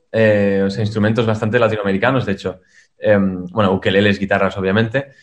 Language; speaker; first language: Spanish; native; Spanish